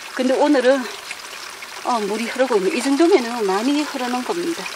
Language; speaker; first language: Korean; native; Korean